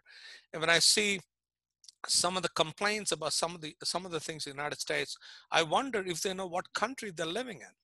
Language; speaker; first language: English; non-native, local second language; Tamil